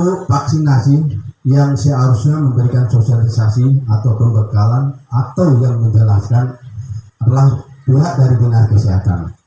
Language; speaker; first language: Indonesian; native; Indonesian